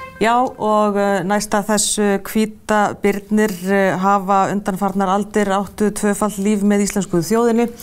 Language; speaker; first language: Icelandic; native; Icelandic